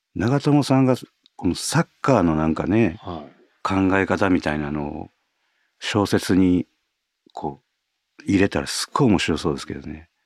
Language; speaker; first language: Japanese; native; Japanese